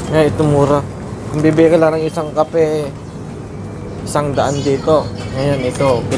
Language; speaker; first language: Filipino; native; Filipino